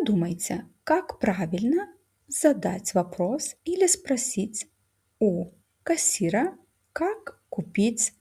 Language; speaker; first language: Russian; non-native, fluent; Lithuanian